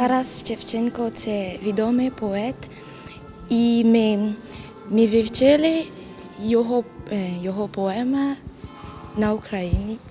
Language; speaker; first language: Ukrainian; non-native, learner; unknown